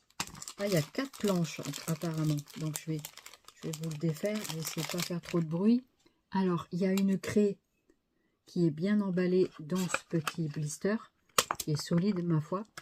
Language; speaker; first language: French; native; French